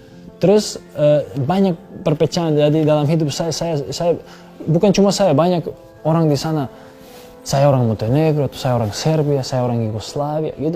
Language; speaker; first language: Indonesian; non-native, fluent; Serbian